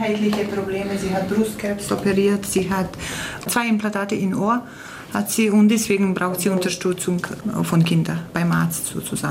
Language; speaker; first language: German; non-native, fluent; Croatian